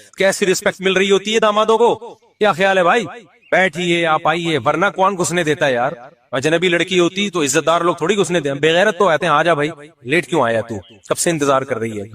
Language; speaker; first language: Urdu; native; Urdu